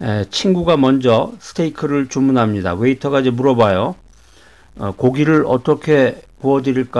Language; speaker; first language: Korean; native; Korean